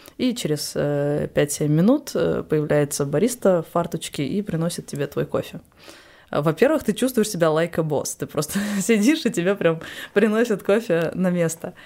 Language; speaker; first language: Russian; native; Russian